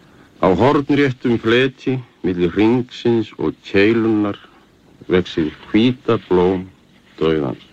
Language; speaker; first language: Icelandic; native; Icelandic